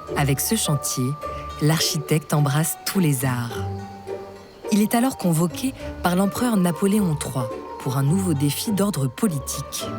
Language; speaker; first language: French; native; French